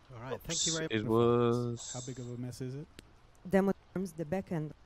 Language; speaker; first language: English; non-native, fluent; Hebrew